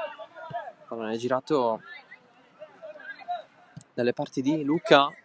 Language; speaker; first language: Italian; native; Italian